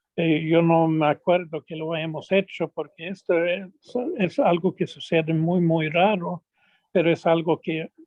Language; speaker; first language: Spanish; non-native, fluent; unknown